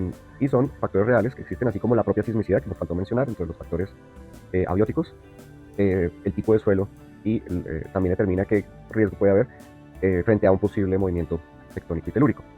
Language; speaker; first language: Spanish; native; Spanish